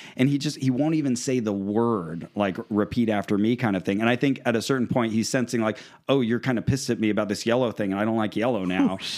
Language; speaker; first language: English; native; English